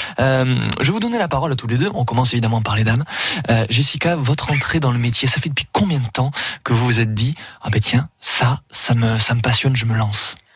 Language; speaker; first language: French; native; French